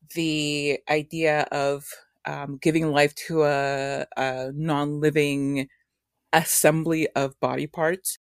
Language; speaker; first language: English; native; English